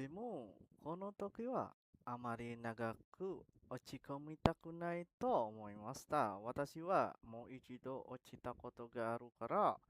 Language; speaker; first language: Japanese; non-native, learner; Indonesian